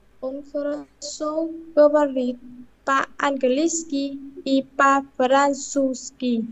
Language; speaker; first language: Russian; non-native, learner; Vietnamese